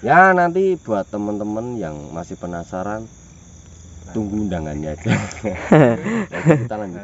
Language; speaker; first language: Indonesian; native; Indonesian